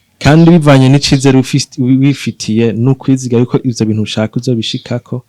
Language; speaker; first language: Rundi; native; Rundi